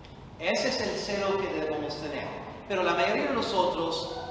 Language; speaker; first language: Spanish; non-native, fluent; English